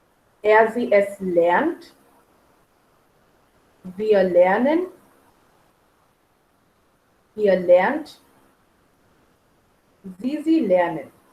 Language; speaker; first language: German; non-native, fluent; Marathi